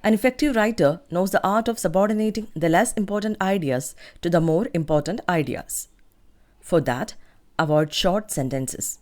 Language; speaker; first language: English; non-native, local second language; Malayalam